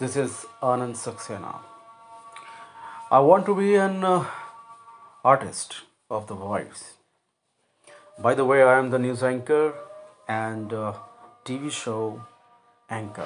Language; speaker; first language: English; non-native, local second language; Hindi